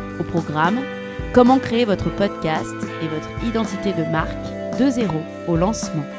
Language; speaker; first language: French; native; French